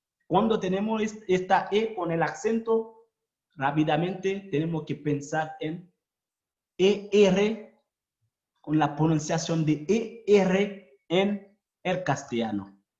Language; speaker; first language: Spanish; non-native, fluent; Haitian Creole